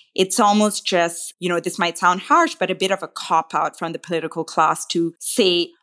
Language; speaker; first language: English; non-native, local second language; Tamil